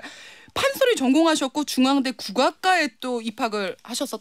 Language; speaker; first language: Korean; native; Korean